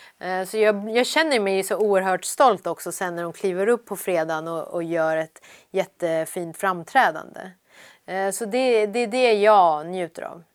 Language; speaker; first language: Swedish; early bilingual, other home language; Persian